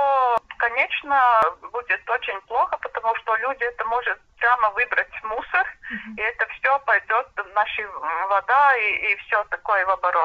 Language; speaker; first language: Russian; non-native, local second language; Latvian